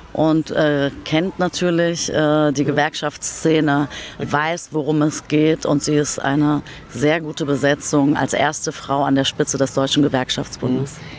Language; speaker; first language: German; early bilingual, other home language; Turkish